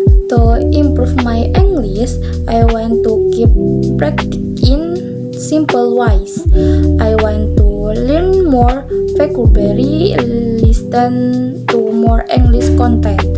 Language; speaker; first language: English; non-native, learner; Indonesian